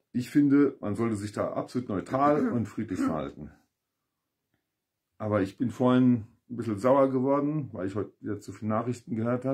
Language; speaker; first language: German; native; German